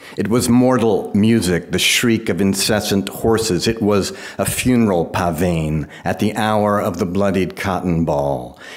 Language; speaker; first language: English; native; English